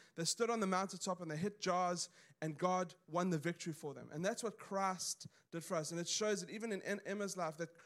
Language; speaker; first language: English; native; English